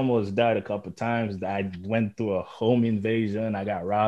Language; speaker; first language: English; non-native, local second language; Igbo